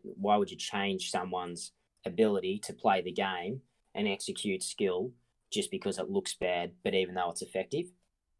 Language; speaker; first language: English; native; English